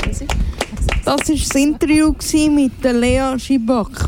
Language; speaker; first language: German; native; German